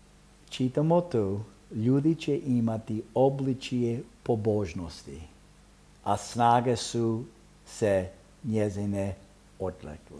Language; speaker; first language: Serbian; early bilingual, heritage; Serbian